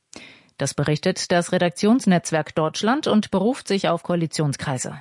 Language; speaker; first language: German; native; German